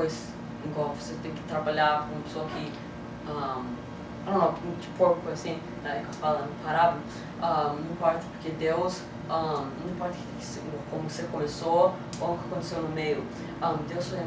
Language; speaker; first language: Portuguese; early bilingual, heritage; English